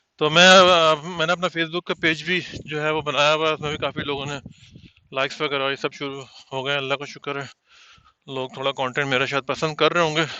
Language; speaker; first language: Urdu; native; Urdu